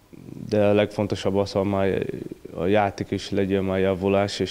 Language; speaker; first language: Hungarian; non-native, learner; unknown